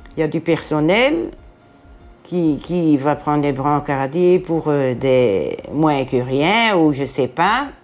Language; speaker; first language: French; native; French